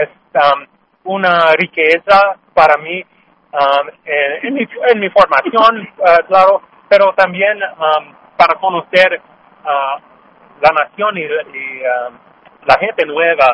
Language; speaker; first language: Spanish; non-native, fluent; English